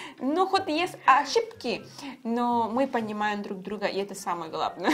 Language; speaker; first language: Russian; non-native, fluent; Spanish